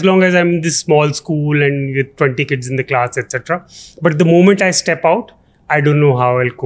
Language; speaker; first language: English; non-native, local second language; Punjabi